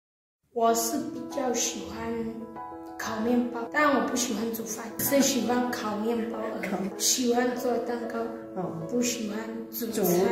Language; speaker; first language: Chinese; non-native, learner; Southern Sotho